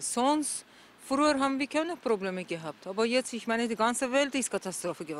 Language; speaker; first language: German; non-native, learner; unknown